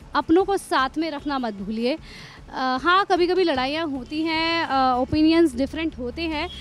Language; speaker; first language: Hindi; native; Hindi